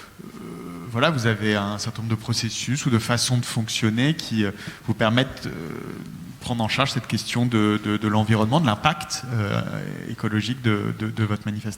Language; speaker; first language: French; native; French